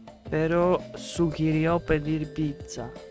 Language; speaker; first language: Spanish; non-native, learner; Polish